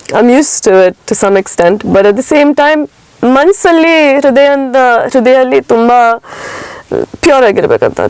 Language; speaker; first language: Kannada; early bilingual, heritage; Kannada